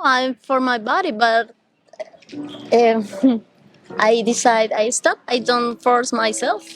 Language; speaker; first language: English; non-native, learner; Spanish